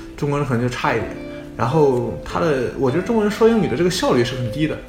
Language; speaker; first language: Chinese; native; Chinese